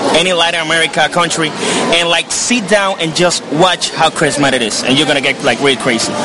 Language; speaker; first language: English; non-native, fluent; Spanish